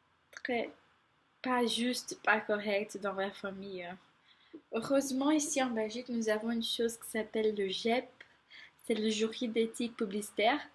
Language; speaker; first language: French; non-native, fluent; Portuguese